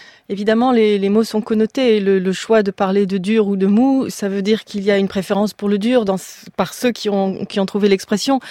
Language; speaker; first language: French; native; French